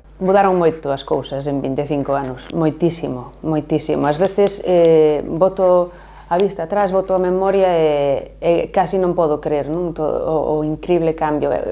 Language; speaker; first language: Galician; native; Galician